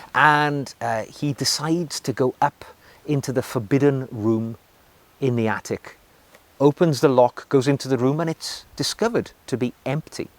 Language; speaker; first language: English; native; English